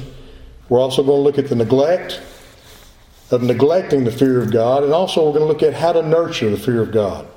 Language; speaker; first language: English; native; English